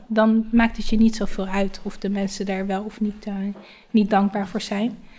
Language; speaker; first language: Dutch; native; Dutch